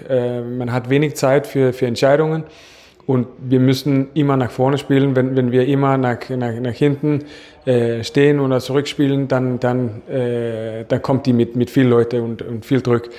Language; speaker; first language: German; non-native, fluent; Danish